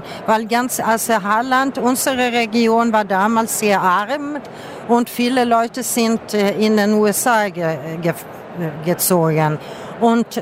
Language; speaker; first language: German; non-native, fluent; Swedish